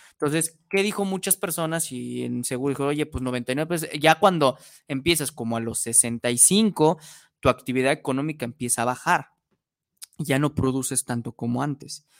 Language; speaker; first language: Spanish; native; Spanish